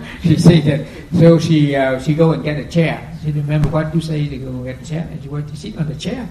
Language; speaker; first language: English; non-native, fluent; Vietnamese